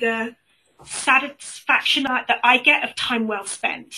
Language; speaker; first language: English; native; English